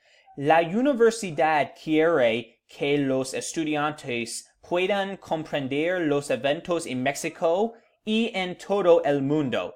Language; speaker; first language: Spanish; non-native, learner; English